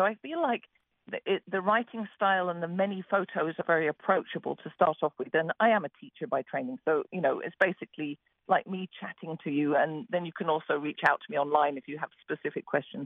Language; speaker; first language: English; native; English